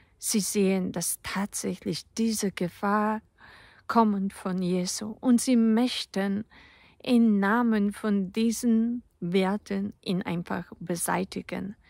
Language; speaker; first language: German; non-native, fluent; Polish